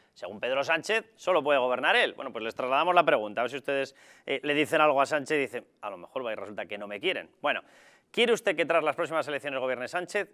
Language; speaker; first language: Spanish; native; Spanish